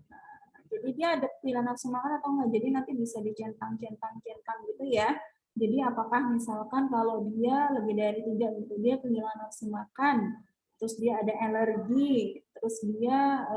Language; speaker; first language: Indonesian; native; Indonesian